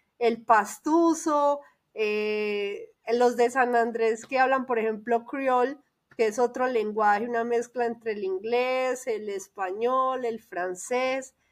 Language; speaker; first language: Spanish; native; Spanish